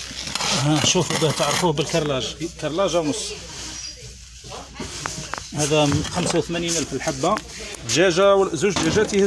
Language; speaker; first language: Arabic; native; Arabic